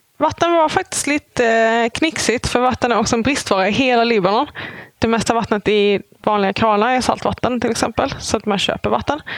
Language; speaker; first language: Swedish; native; Swedish